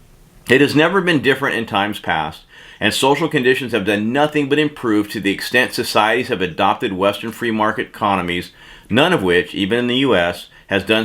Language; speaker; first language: English; native; English